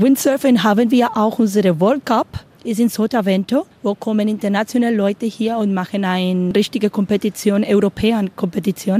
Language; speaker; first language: German; non-native, learner; Spanish